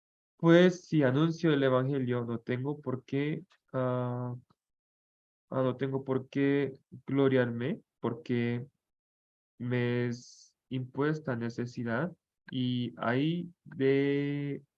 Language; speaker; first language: Spanish; non-native, fluent; Korean